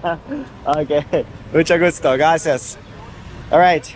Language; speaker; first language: Spanish; non-native, learner; English